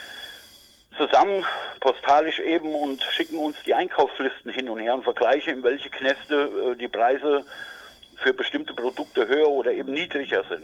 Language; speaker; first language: German; native; German